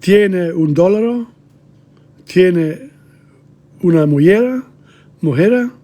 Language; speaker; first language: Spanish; non-native, learner; English